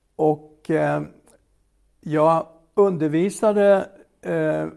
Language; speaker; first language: Swedish; native; Swedish